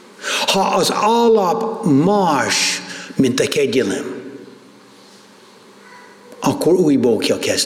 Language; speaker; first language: Hungarian; non-native, fluent; English